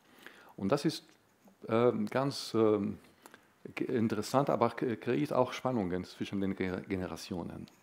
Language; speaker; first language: German; non-native, fluent; Arabic